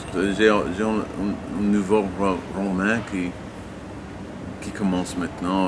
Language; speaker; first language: French; non-native, learner; English